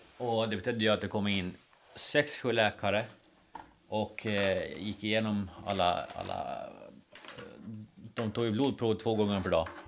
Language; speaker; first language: Swedish; native; Swedish